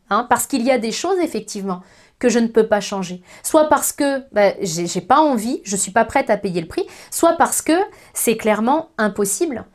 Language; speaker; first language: French; native; French